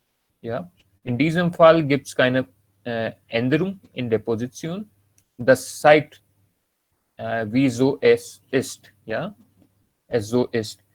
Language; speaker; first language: German; non-native, learner; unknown